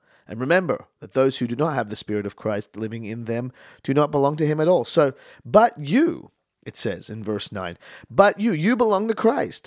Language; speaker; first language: English; native; English